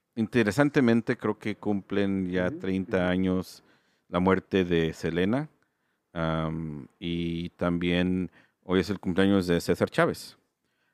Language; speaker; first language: Spanish; early bilingual, heritage; Spanish